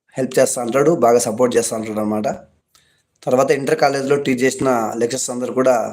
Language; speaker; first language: Telugu; native; Telugu